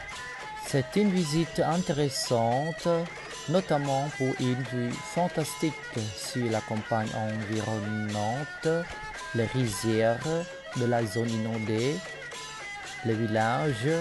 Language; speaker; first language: French; non-native, fluent; Khmer